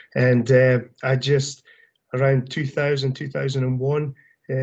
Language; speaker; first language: English; native; English